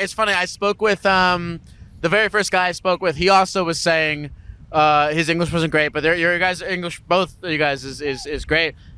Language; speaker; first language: English; native; English